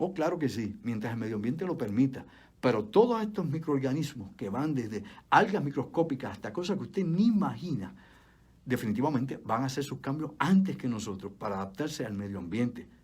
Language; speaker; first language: Spanish; native; Spanish